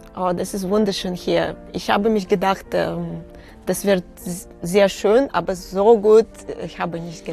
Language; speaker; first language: German; non-native, fluent; Russian